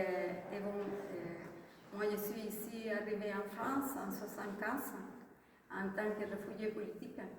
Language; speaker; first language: French; non-native, fluent; Spanish